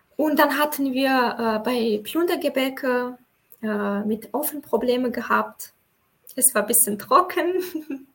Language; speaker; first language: German; non-native, fluent; Tajik